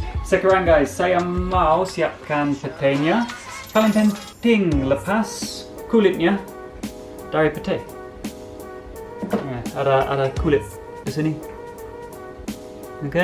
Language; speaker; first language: Indonesian; non-native, learner; English